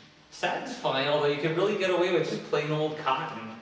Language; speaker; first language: English; native; English